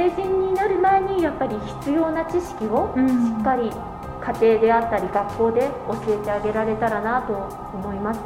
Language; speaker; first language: Japanese; native; Japanese